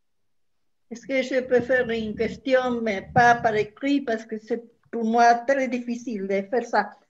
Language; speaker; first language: French; non-native, learner; Spanish